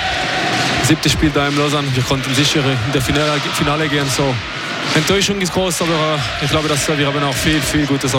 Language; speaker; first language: German; non-native, local second language; French